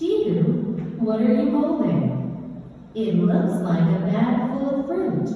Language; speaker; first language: English; non-native, learner; Korean